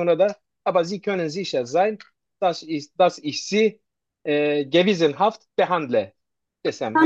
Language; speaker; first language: German; non-native, learner; Turkish